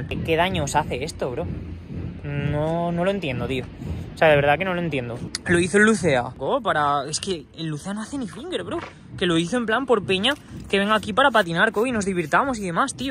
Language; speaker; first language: Spanish; native; Spanish